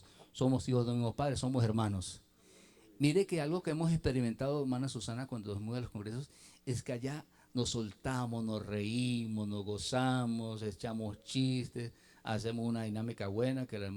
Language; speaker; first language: Spanish; native; Spanish